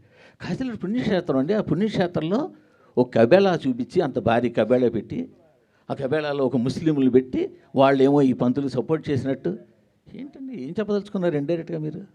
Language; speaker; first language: Telugu; native; Telugu